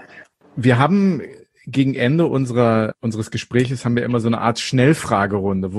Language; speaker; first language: German; native; German